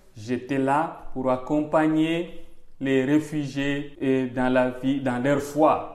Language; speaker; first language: French; non-native, local second language; Swahili